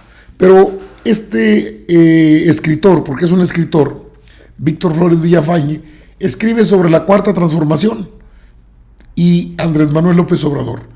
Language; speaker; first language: Spanish; native; Spanish